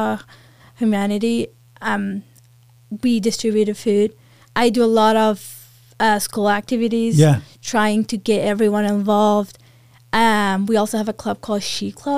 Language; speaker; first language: English; non-native, fluent; Persian